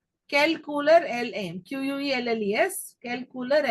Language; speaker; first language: French; non-native, fluent; Telugu